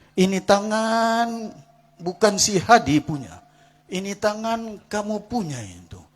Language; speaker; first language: Malay; non-native, local second language; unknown